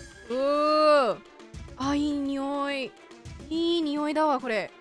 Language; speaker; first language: Japanese; non-native, fluent; English